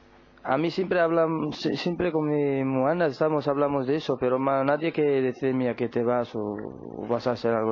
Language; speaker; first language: Spanish; non-native, learner; Arabic